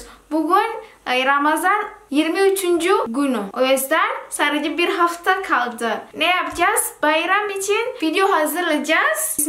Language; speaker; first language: Turkish; non-native, learner; Indonesian